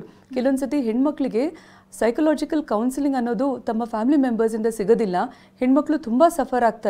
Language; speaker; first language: Kannada; native; Kannada